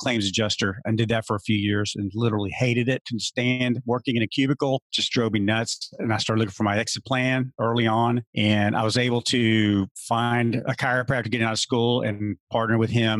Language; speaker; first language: English; native; English